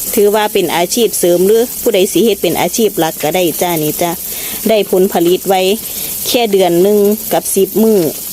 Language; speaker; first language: Thai; native; Thai